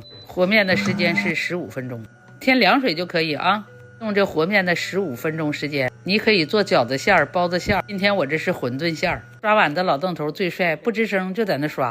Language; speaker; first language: Chinese; native; Chinese